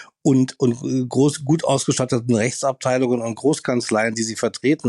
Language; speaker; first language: German; native; German